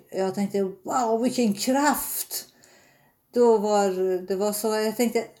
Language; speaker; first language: Swedish; non-native, fluent; Persian